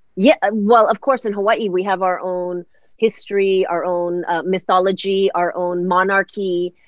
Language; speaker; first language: English; early bilingual, other home language; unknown